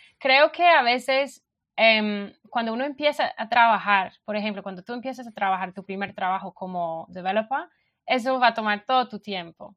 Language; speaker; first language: Spanish; non-native, fluent; English